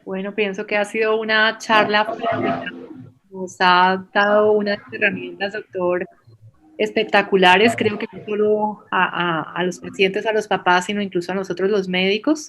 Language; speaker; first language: Spanish; native; Spanish